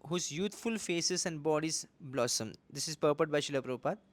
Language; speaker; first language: English; non-native, local second language; Hindi